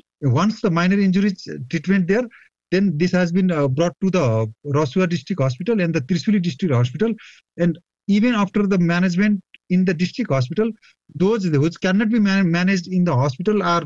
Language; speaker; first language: English; non-native, local second language; Nepali